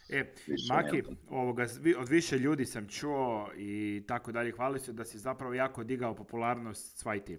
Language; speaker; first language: Croatian; native; Croatian